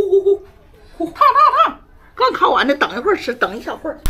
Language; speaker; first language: Chinese; native; Chinese